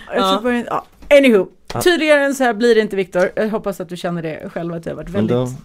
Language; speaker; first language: Swedish; early bilingual, other home language; Russian